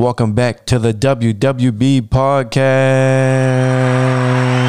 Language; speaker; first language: English; native; English